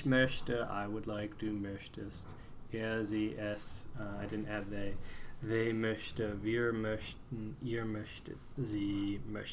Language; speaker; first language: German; non-native, fluent; English